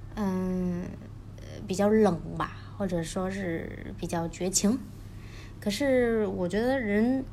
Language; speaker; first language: Chinese; native; Chinese